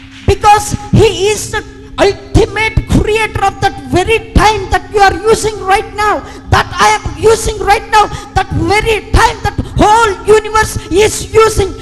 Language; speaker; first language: English; non-native, local second language; Telugu